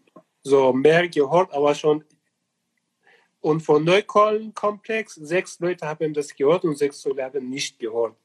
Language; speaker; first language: German; non-native, learner; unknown